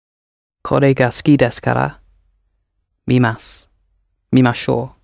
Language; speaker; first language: Japanese; non-native, learner; English